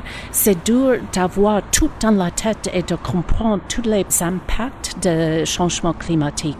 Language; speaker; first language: French; non-native, learner; English